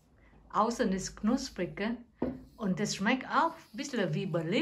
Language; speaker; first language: German; non-native, fluent; Vietnamese